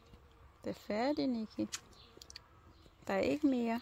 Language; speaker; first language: Danish; non-native, learner; English